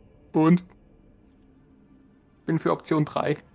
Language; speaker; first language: German; native; German